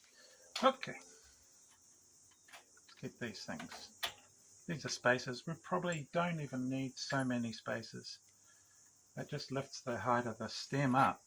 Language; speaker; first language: English; native; English